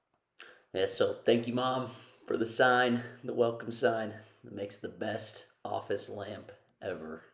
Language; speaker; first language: English; native; English